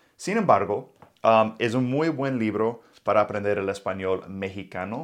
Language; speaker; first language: Spanish; non-native, fluent; English